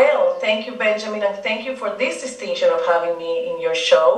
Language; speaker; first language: English; non-native, fluent; Spanish